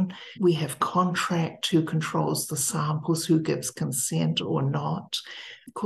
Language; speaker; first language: English; native; English